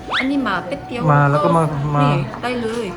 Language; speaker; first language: Thai; non-native, learner; Korean